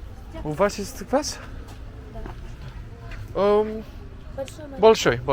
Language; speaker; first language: Russian; non-native, learner; English